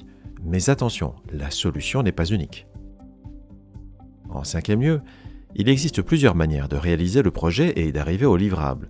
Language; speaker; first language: French; native; French